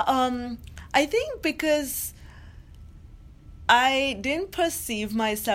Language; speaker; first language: English; non-native, local second language; Hindi